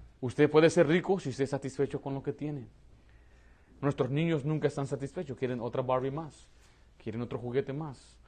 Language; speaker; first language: Spanish; early bilingual, heritage; Spanish